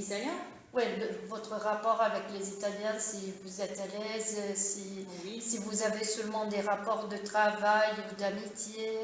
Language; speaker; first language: French; non-native, fluent; Italian